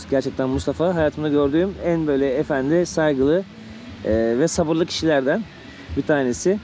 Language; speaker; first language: Turkish; native; Turkish